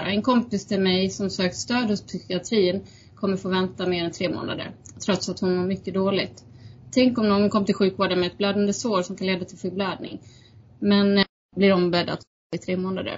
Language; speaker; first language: Swedish; native; Swedish